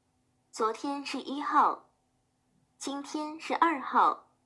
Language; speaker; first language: Chinese; non-native, learner; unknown